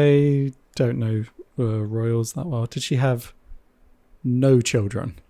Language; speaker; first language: English; native; English